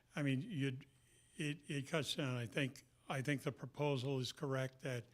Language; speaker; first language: English; native; English